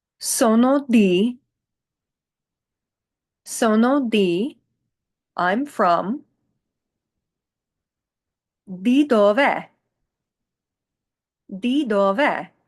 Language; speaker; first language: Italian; non-native, fluent; English